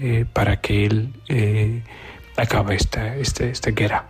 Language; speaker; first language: Spanish; non-native, fluent; Polish